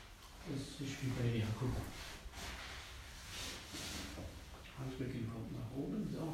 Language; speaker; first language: German; native; German